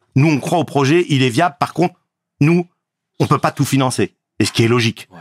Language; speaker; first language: French; native; French